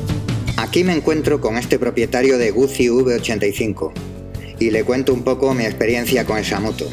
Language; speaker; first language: Spanish; native; Spanish